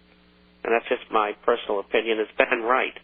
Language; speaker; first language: English; native; English